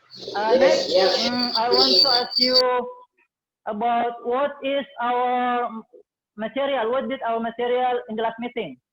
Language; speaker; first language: English; non-native, fluent; Indonesian